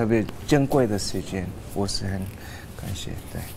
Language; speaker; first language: Chinese; early bilingual, heritage; Chinese